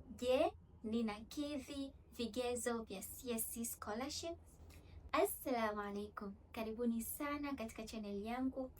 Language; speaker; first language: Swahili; native; Swahili